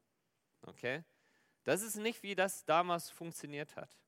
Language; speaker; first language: German; non-native, fluent; Afrikaans